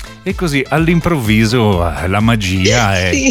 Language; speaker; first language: Italian; native; Italian